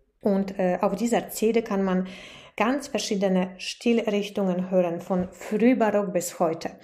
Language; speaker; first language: German; non-native, fluent; Polish